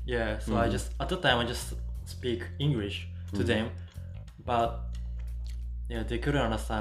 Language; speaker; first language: English; non-native, learner; Japanese